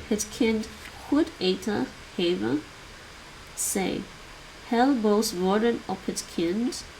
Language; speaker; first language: Dutch; non-native, learner; English